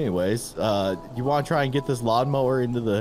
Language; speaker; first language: English; native; English